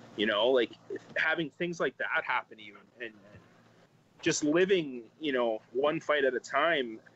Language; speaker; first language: English; native; English